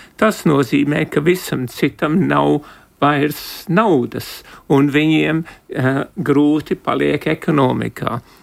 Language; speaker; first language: Latvian; early bilingual, heritage; Latvian